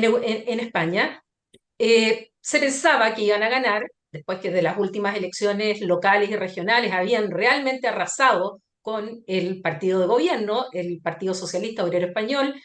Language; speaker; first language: Spanish; native; Spanish